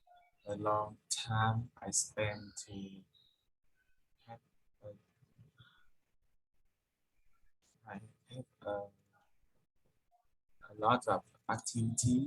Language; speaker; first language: English; non-native, learner; Vietnamese